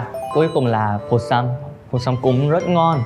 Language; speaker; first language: Vietnamese; non-native, learner; Korean